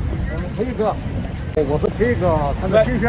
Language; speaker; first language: Chinese; native; Chinese